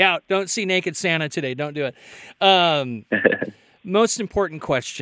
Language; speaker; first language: English; native; English